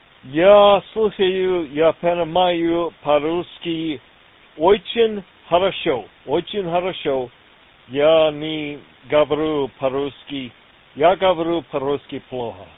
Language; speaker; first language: Russian; non-native, learner; English